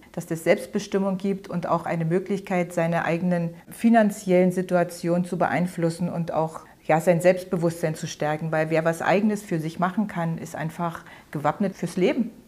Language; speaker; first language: German; native; German